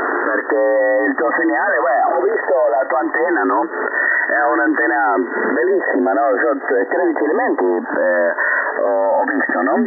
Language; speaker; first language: Italian; non-native, fluent; Spanish